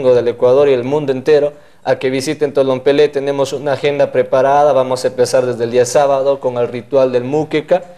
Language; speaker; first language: Spanish; non-native, local second language; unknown